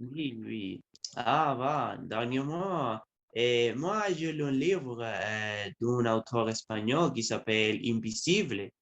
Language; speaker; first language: French; non-native, learner; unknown